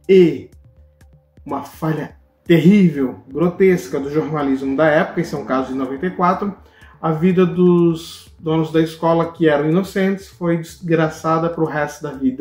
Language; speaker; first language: Portuguese; native; Portuguese